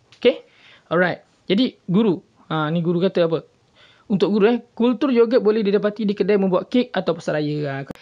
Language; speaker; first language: Malay; native; Malay